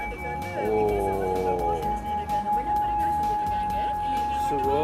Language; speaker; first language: Japanese; native; Japanese